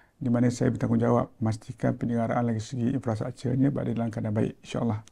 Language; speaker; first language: Malay; native; Malay